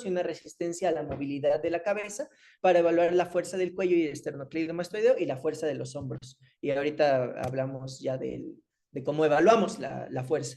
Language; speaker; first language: Spanish; native; Spanish